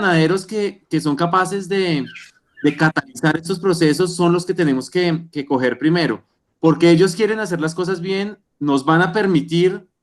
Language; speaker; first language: Spanish; native; Spanish